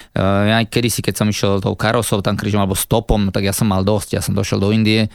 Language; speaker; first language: Slovak; native; Slovak